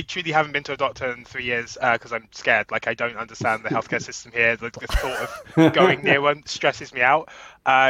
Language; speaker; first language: English; native; English